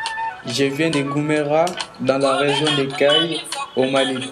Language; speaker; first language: French; non-native, learner; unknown